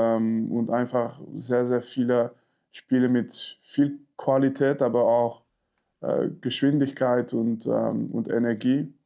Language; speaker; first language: German; non-native, fluent; French